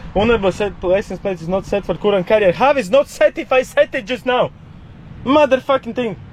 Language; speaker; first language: English; non-native, learner; Latvian